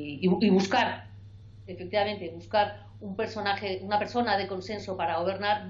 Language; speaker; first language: Spanish; native; Spanish